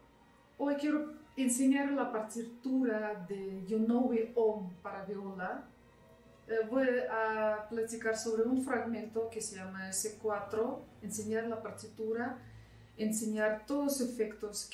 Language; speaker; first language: Spanish; non-native, fluent; Russian